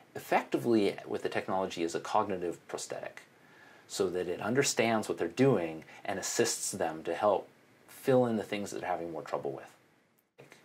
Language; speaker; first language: English; native; English